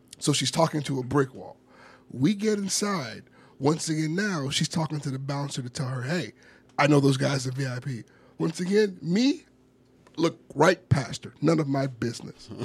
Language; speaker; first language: English; native; English